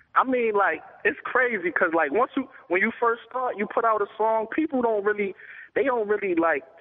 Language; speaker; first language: English; native; English